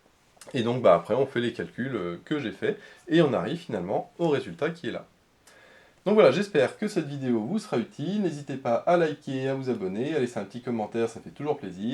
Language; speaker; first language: French; native; French